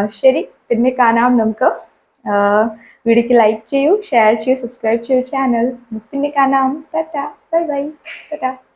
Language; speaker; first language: Malayalam; native; Malayalam